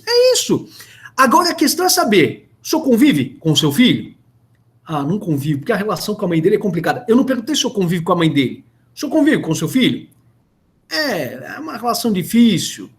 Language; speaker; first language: Portuguese; native; Portuguese